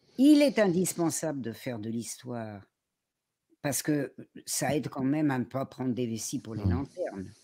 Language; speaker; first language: French; native; French